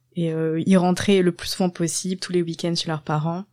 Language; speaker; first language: French; native; French